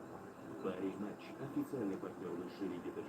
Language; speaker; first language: Russian; native; Russian